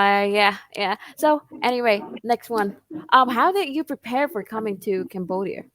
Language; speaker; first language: English; non-native, fluent; Khmer